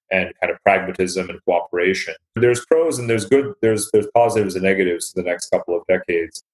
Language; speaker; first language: English; native; English